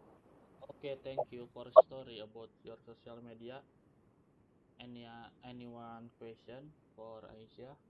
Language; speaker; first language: English; non-native, learner; Indonesian